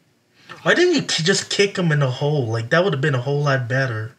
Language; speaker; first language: English; native; English